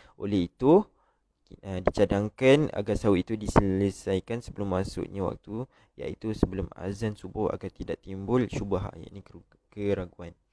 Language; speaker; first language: Malay; native; Malay